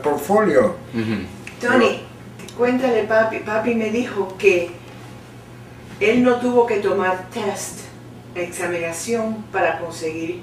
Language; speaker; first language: Spanish; early bilingual, heritage; Spanish